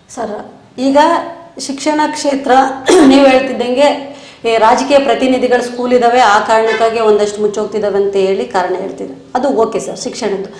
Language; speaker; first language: Kannada; native; Kannada